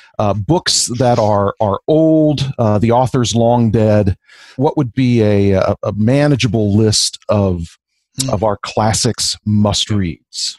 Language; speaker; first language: English; native; English